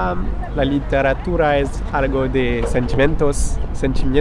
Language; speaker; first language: Spanish; non-native, fluent; French